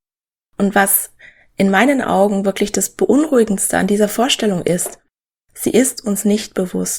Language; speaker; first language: German; native; German